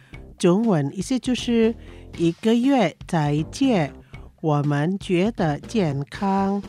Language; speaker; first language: Chinese; non-native, local second language; Indonesian